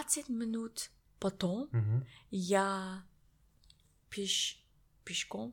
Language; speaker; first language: Russian; non-native, learner; English